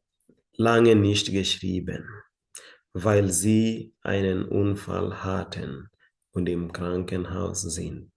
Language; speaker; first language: German; non-native, fluent; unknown